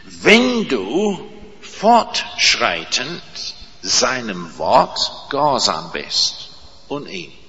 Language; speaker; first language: German; non-native, fluent; English